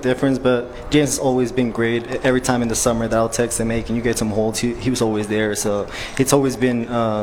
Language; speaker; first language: English; non-native, fluent; Spanish